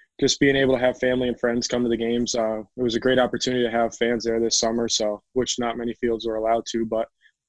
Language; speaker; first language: English; native; English